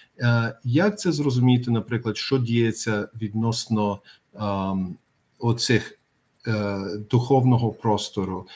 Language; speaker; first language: Ukrainian; early bilingual, heritage; Ukrainian